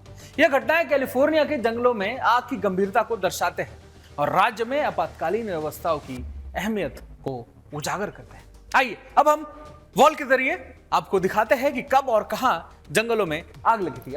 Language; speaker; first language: Hindi; native; Hindi